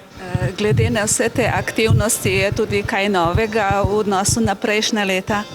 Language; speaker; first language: Slovenian; native; Slovenian